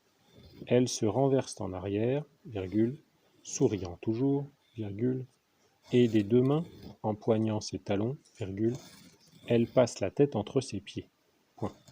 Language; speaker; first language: French; native; French